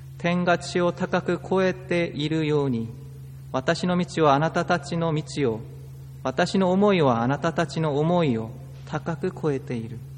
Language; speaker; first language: Japanese; non-native, fluent; Korean